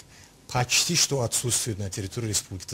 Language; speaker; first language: Russian; non-native, local second language; Tajik